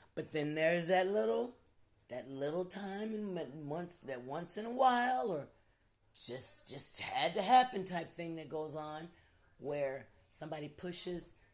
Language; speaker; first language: English; native; English